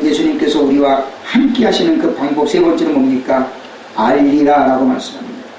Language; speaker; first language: Korean; native; Korean